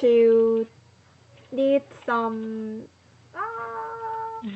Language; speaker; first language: English; non-native, learner; Korean